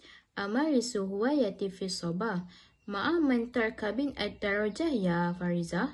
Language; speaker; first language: Arabic; non-native, learner; Malay